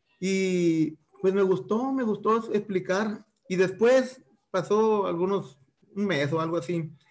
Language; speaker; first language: Spanish; native; Spanish